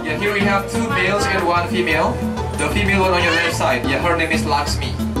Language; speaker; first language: English; non-native, fluent; Indonesian